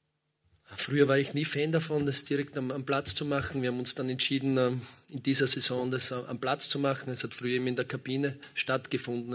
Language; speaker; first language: German; native; German